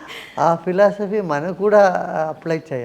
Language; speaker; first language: Telugu; non-native, local second language; Tamil